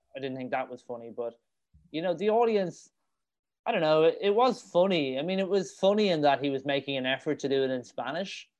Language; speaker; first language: English; native; English